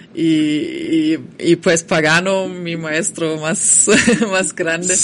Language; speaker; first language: Spanish; non-native, fluent; German